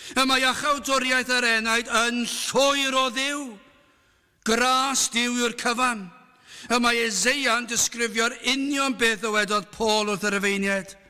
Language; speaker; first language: Welsh; native; Welsh